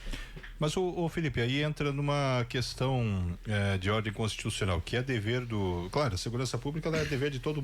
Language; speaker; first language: Portuguese; native; Portuguese